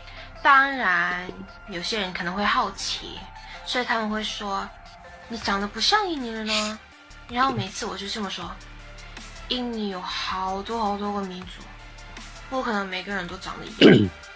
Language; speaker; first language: Chinese; non-native, fluent; Indonesian